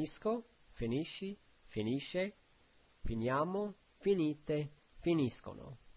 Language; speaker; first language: Italian; non-native, learner; English